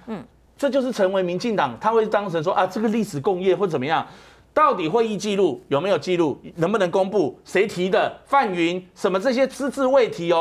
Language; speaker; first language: Chinese; native; Chinese